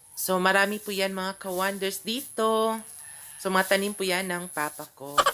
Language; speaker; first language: Filipino; non-native, local second language; Cebuano